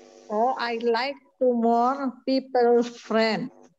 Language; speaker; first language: English; non-native, learner; Indonesian